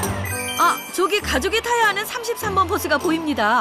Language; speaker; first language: Korean; native; Korean